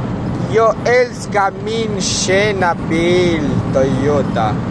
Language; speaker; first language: Swedish; non-native, learner; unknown